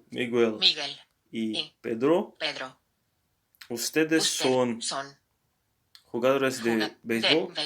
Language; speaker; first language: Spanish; non-native, learner; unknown